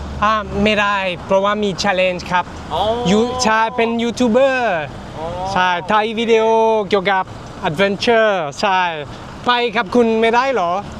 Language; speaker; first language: Thai; non-native, learner; French